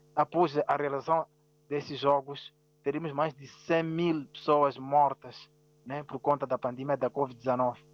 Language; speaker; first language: Portuguese; non-native, local second language; Tsonga